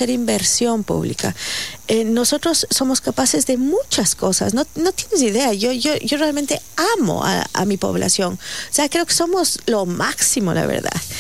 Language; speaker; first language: Spanish; native; Spanish